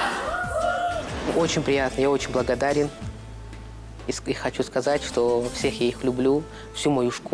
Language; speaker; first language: Russian; non-native, local second language; Uyghur